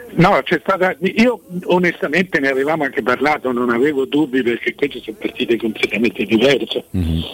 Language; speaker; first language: Italian; native; Italian